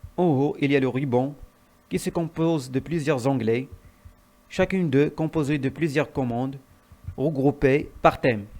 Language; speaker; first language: French; non-native, local second language; Arabic